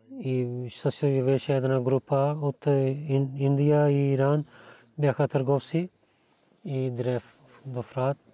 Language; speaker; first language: Bulgarian; non-native, learner; Urdu